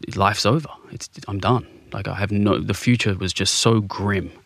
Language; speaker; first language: English; native; English